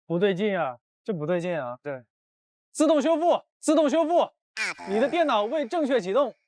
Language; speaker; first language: Chinese; native; Chinese